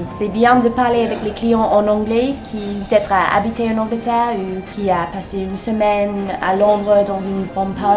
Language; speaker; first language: French; non-native, learner; English